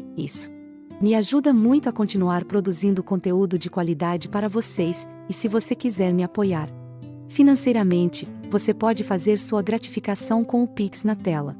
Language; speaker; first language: Portuguese; native; Portuguese